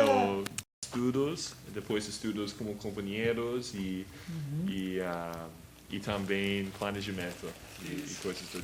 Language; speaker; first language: Portuguese; non-native, learner; English